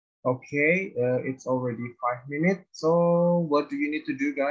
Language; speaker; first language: English; non-native, fluent; Indonesian